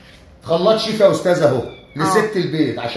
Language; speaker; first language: Arabic; native; Arabic